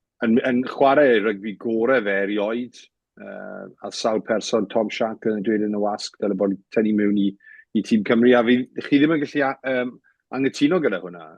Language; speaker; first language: Welsh; native; Welsh